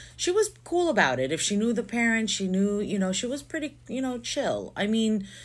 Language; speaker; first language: English; non-native, local second language; Filipino